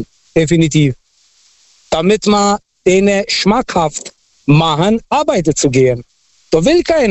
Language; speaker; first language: German; non-native, fluent; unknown